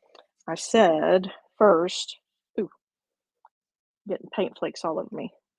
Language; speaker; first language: English; native; English